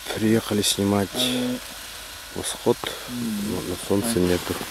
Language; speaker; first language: Russian; non-native, local second language; Yakut